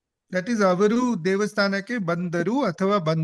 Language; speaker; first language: Kannada; non-native, learner; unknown